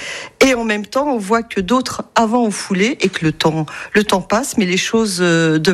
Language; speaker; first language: French; native; French